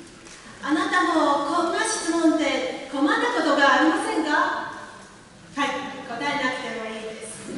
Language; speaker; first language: Japanese; non-native, learner; Chinese